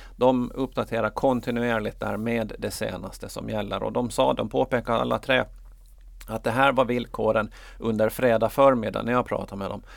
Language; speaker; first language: Swedish; native; Swedish